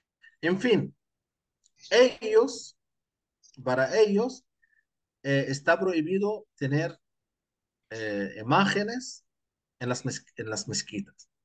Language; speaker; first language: Spanish; non-native, fluent; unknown